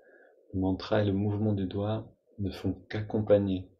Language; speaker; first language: French; native; French